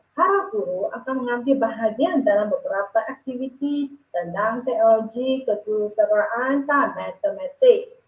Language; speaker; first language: Malay; non-native, local second language; Chinese